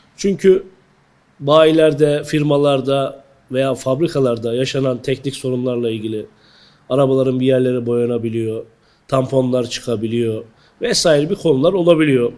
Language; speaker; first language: Turkish; native; Turkish